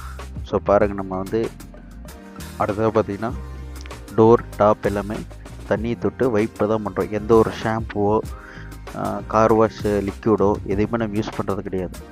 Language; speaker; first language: Tamil; native; Tamil